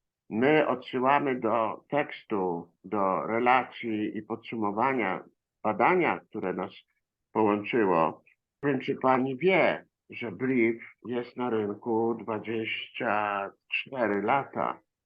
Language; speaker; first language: Polish; native; Polish